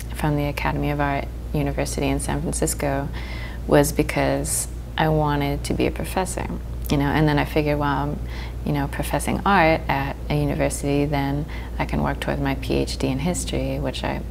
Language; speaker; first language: English; native; English